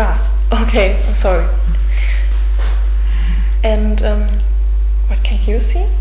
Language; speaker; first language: English; non-native, fluent; German